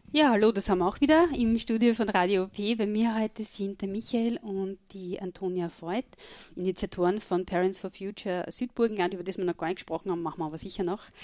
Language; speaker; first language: German; native; German